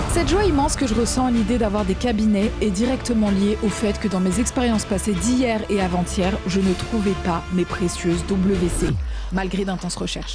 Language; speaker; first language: French; native; French